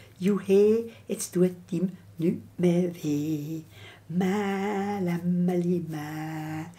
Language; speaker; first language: German; native; German